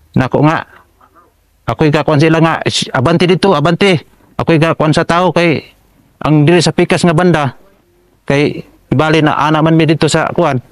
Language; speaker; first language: Cebuano; native; Cebuano